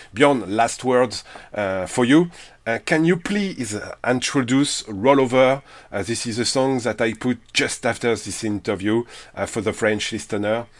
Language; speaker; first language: English; non-native, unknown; French